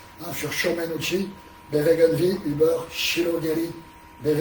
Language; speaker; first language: German; non-native, learner; French